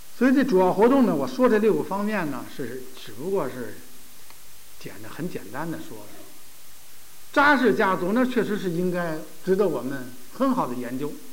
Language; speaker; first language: Chinese; native; Chinese